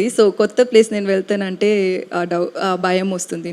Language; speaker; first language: Telugu; non-native, learner; Tamil